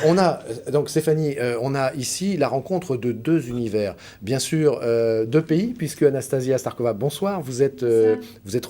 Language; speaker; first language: French; native; French